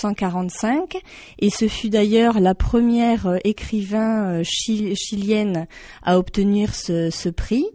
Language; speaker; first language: French; native; French